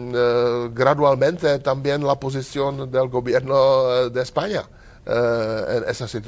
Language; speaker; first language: Spanish; non-native, learner; Czech